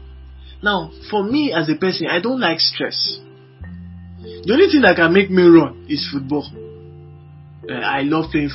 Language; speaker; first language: English; non-native, local second language; Yoruba